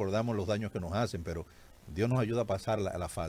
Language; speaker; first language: Spanish; native; Spanish